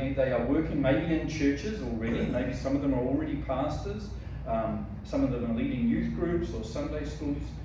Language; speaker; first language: English; native; English